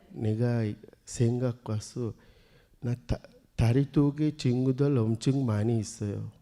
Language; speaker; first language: Korean; non-native, learner; Sinhala